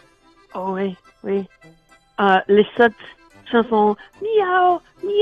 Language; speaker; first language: French; non-native, learner; English